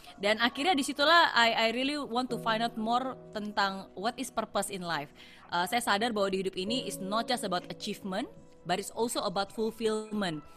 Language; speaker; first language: English; non-native, fluent; Indonesian